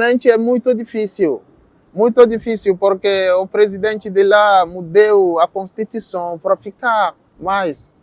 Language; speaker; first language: Portuguese; non-native, learner; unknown